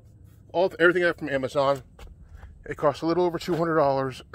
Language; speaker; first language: English; native; English